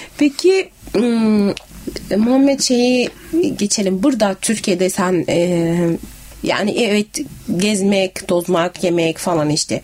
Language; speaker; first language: Turkish; native; Turkish